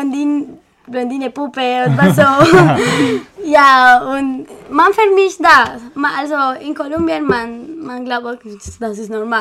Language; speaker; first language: German; non-native, learner; Spanish